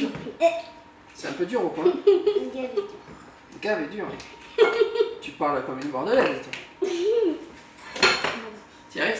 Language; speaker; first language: French; native; French